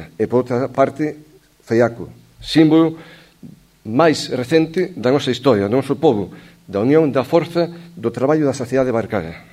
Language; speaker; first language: Galician; native; Galician